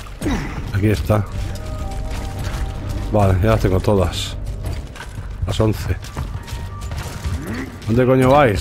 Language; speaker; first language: Spanish; native; Spanish